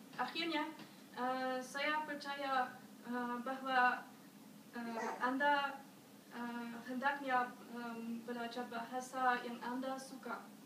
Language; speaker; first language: Indonesian; non-native, learner; German